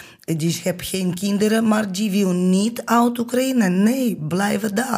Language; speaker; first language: Dutch; non-native, learner; Ukrainian